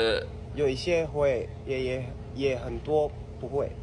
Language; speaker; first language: Chinese; non-native, learner; Indonesian